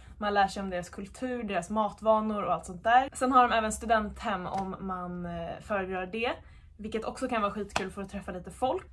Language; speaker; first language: Swedish; native; Swedish